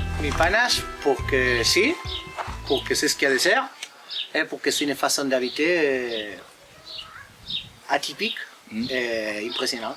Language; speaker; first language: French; non-native, learner; Spanish